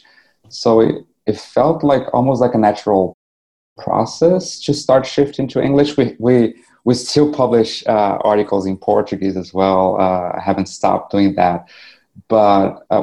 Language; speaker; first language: English; non-native, fluent; Portuguese